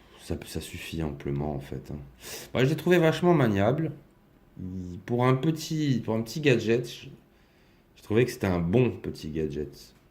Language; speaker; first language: French; native; French